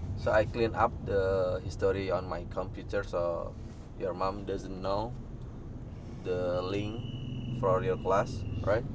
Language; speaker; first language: English; non-native, fluent; Indonesian